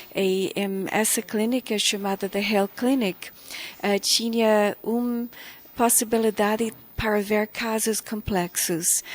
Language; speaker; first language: Portuguese; non-native, fluent; English